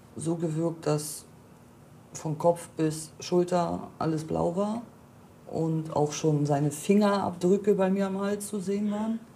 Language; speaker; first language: German; native; German